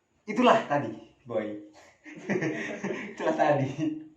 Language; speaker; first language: Indonesian; native; Indonesian